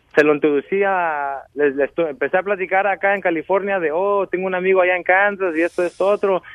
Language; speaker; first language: Spanish; early bilingual, heritage; Spanish